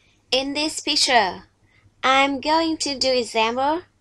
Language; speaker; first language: English; non-native, fluent; Vietnamese